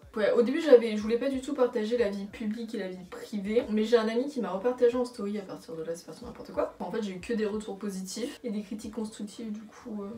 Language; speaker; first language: French; native; French